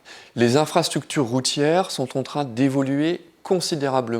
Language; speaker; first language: French; native; French